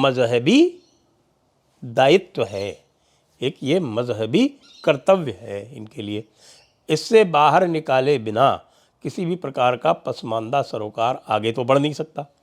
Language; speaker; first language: Hindi; native; Hindi